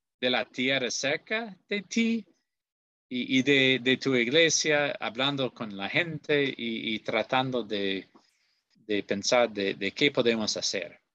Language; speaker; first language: Spanish; non-native, learner; English